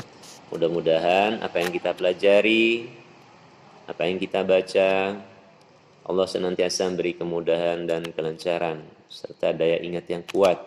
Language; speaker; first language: Indonesian; native; Indonesian